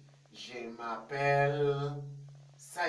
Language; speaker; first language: French; non-native, fluent; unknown